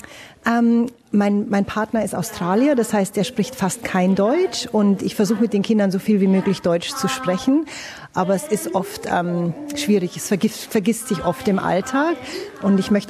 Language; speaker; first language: German; native; German